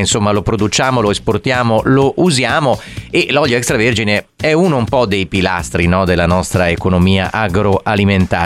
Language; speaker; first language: Italian; native; Italian